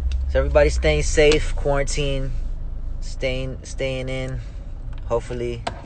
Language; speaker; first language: English; early bilingual, other home language; Korean